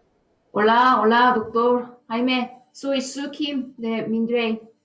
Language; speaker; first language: Spanish; non-native, learner; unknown